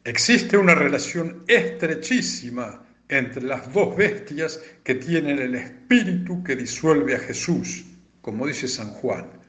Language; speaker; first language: Spanish; native; Spanish